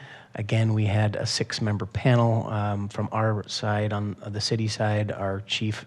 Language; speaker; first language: English; native; English